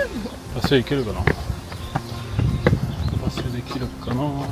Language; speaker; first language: Japanese; non-native, learner; French